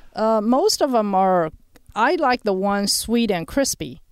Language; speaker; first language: English; non-native, fluent; Chinese